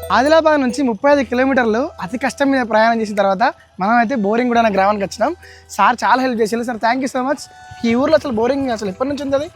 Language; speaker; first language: Telugu; native; Telugu